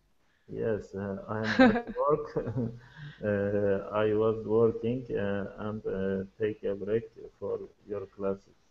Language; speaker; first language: English; non-native, learner; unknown